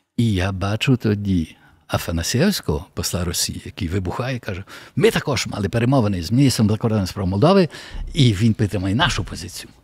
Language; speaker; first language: Ukrainian; early bilingual, heritage; Ukrainian